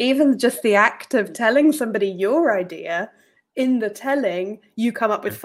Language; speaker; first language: English; native; English